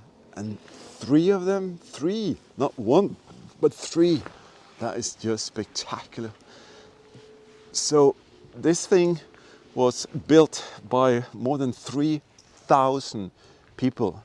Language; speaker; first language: English; non-native, fluent; Norwegian